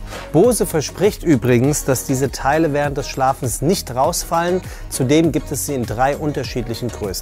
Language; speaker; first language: German; native; German